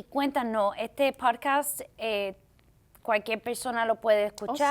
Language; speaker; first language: Spanish; early bilingual, heritage; Spanish